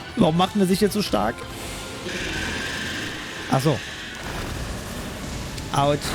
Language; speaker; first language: German; native; German